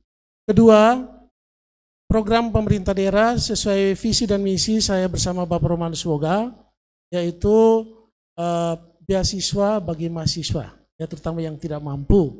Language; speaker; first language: Indonesian; native; Indonesian